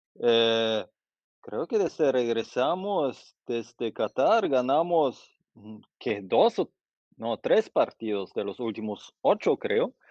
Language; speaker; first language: Spanish; non-native, fluent; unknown